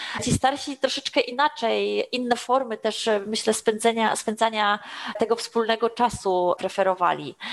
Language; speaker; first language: Polish; native; Polish